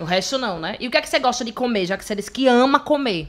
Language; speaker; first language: Portuguese; native; Portuguese